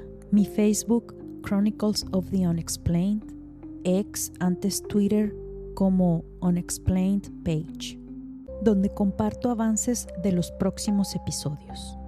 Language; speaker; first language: Spanish; native; Spanish